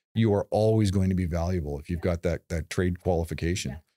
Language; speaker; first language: English; native; English